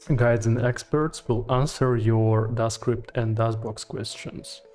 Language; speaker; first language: English; non-native, fluent; Russian